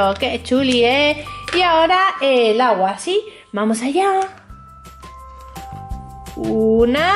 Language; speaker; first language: Spanish; native; Spanish